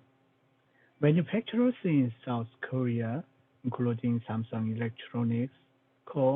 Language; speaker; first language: English; non-native, learner; Korean